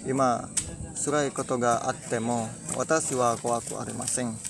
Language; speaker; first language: Japanese; non-native, learner; Indonesian